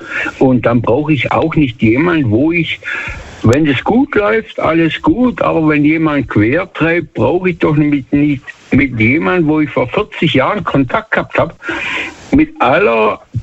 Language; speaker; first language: German; native; German